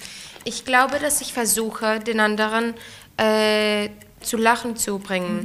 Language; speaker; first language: German; early bilingual, other home language; Greek